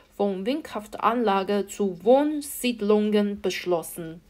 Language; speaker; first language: German; non-native, fluent; Chinese